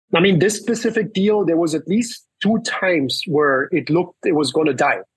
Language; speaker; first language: English; early bilingual, other home language; Spanish